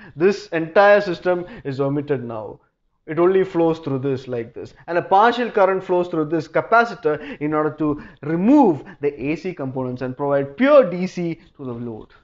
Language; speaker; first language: English; non-native, local second language; Malayalam